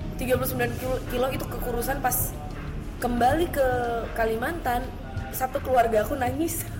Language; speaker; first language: Indonesian; native; Indonesian